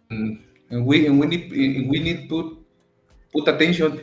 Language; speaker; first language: English; non-native, learner; Spanish